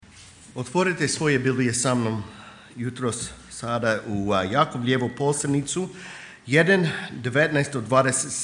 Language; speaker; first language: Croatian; non-native, fluent; English